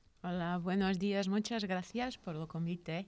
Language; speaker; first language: Spanish; non-native, fluent; Portuguese